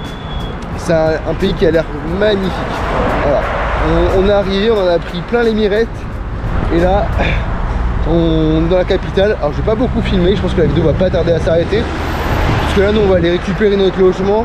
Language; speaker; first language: French; native; French